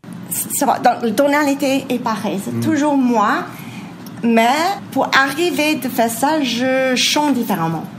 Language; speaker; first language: French; non-native, local second language; English